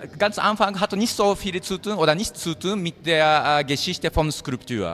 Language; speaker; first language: German; non-native, learner; Japanese